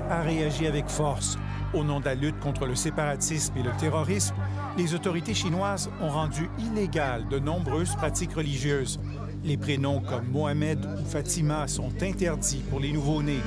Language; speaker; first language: French; native; French